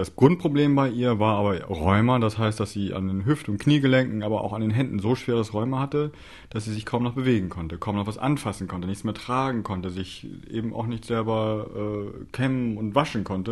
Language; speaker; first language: German; native; German